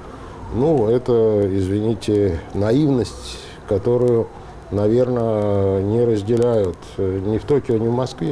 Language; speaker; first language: Russian; native; Russian